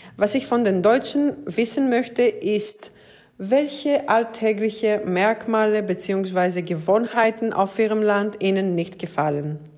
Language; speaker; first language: German; non-native, fluent; Greek